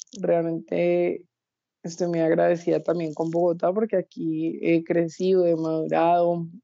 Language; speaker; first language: Spanish; native; Spanish